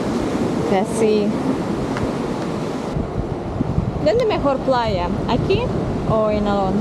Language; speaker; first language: Spanish; non-native, learner; Russian